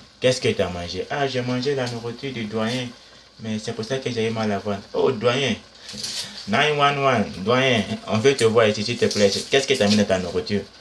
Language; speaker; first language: French; non-native, local second language; Susu